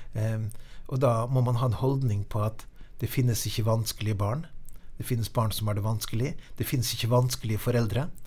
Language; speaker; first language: Norwegian; native; Norwegian